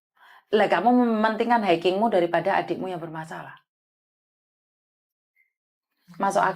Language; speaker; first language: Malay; non-native, local second language; Javanese